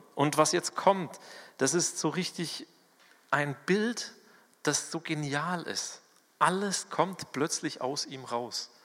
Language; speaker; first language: German; native; German